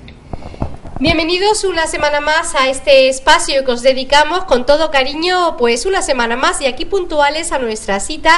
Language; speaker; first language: Spanish; native; Spanish